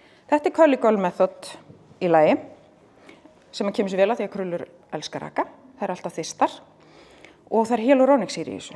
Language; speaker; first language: Icelandic; native; Icelandic